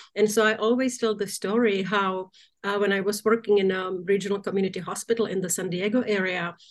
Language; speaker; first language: English; non-native, fluent; Czech